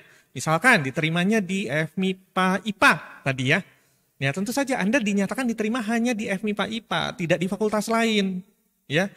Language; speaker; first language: Indonesian; native; Indonesian